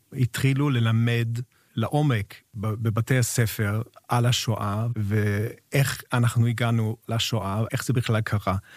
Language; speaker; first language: Hebrew; non-native, fluent; German